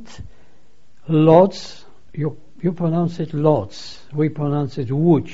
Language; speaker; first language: English; non-native, fluent; Polish